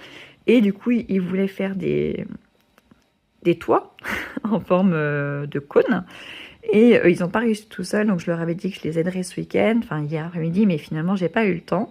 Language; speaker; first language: French; native; French